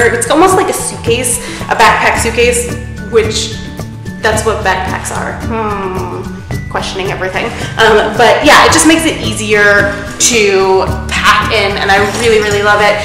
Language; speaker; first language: English; native; English